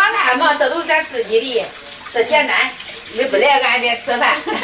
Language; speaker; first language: Chinese; native; Chinese